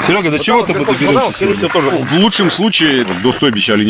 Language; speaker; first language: Russian; native; Russian